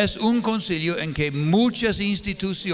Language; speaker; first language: Spanish; non-native, fluent; English